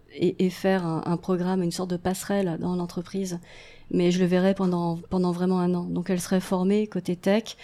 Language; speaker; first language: French; native; French